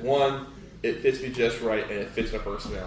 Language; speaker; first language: English; native; English